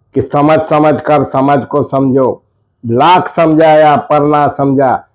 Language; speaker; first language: Hindi; non-native, local second language; Marathi